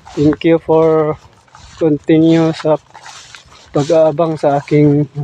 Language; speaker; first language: Filipino; non-native, local second language; Cebuano